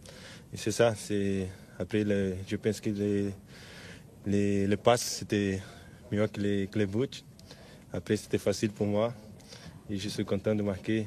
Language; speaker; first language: French; non-native, learner; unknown